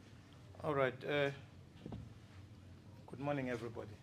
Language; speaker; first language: English; non-native, local second language; Zulu